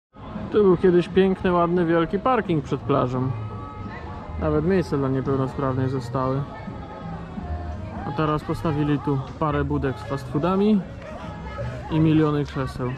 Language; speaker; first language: Polish; native; Polish